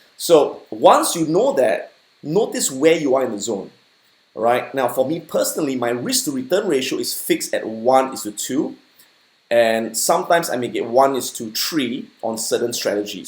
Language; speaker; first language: English; native; English